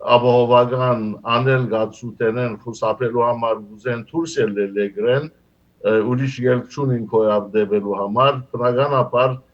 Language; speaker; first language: Armenian; early bilingual, heritage; Armenian